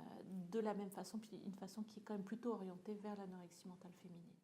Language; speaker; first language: French; native; French